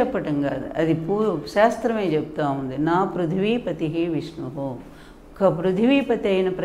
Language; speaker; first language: Telugu; native; Telugu